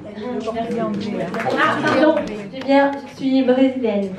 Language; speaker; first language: French; non-native, fluent; Portuguese